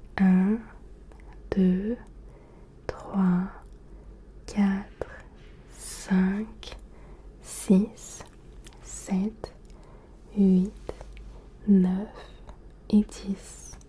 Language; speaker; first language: French; early bilingual, other home language; Turkish